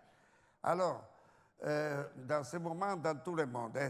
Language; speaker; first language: French; non-native, learner; Italian